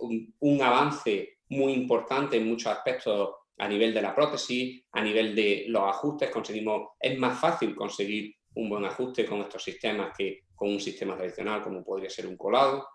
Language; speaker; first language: Spanish; native; Spanish